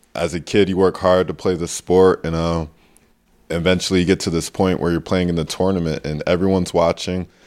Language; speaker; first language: English; native; English